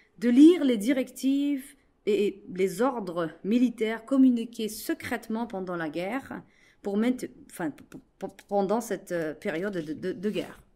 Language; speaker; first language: French; non-native, local second language; Arabic